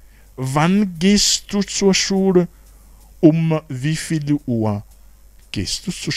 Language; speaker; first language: German; non-native, fluent; Rundi